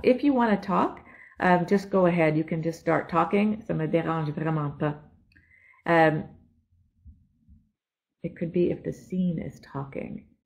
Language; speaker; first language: English; native; English